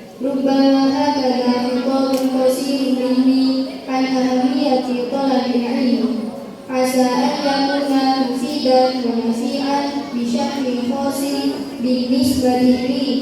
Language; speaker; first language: Arabic; non-native, learner; Indonesian